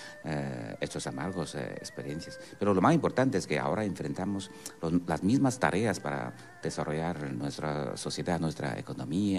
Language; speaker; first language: Spanish; non-native, fluent; Chinese